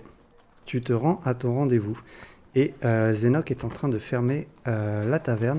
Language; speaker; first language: French; native; French